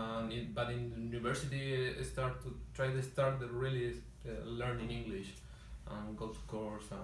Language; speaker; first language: English; non-native, learner; Spanish